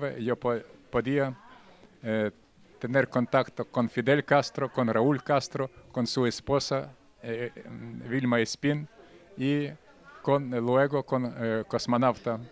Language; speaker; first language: Spanish; non-native, fluent; Russian